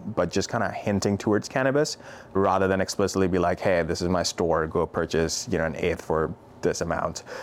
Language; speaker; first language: English; non-native, local second language; Urdu